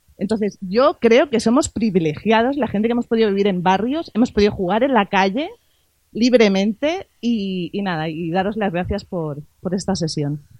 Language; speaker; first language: Spanish; native; Spanish